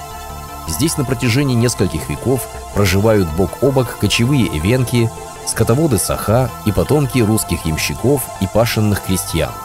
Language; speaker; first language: Russian; native; Russian